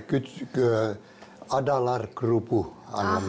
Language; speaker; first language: Turkish; non-native, fluent; Finnish